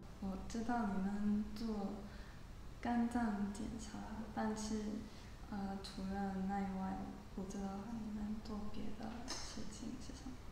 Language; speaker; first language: Chinese; non-native, learner; English